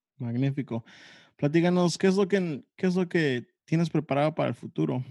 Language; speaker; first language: Spanish; native; Spanish